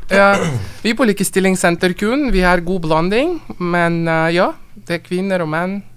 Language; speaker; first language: Norwegian; non-native, fluent; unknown